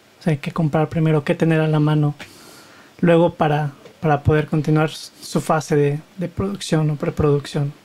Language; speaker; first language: Spanish; native; Spanish